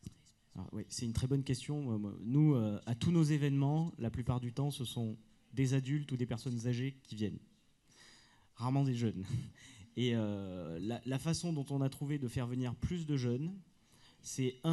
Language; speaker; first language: French; native; French